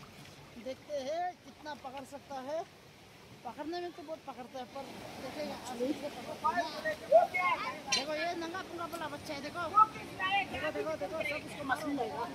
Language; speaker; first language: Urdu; non-native, local second language; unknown